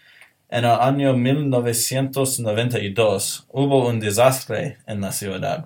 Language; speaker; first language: Spanish; non-native, learner; English